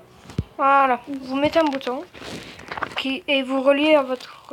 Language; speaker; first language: French; native; French